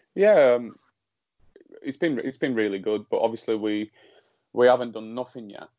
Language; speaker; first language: English; early bilingual, other home language; Slovak